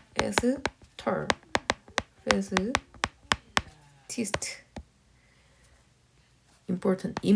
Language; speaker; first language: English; non-native, fluent; Korean